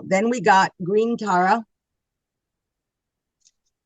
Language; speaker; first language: English; native; English